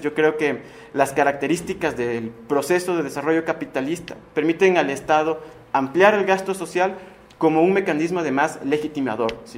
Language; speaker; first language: Spanish; native; Spanish